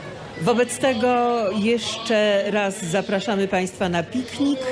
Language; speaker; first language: Polish; native; Polish